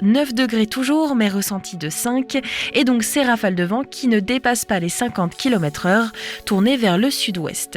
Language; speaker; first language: French; native; French